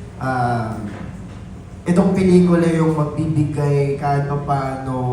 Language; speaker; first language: Filipino; native; Filipino